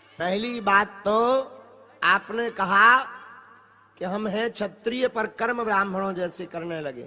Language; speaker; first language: Hindi; native; Hindi